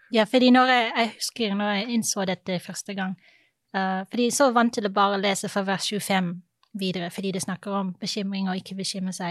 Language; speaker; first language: Norwegian; non-native, fluent; English